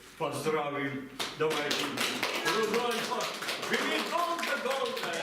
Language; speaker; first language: Russian; native; Russian